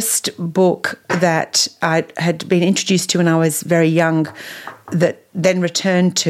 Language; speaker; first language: English; native; English